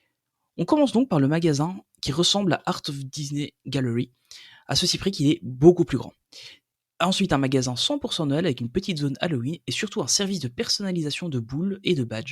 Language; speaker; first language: French; native; French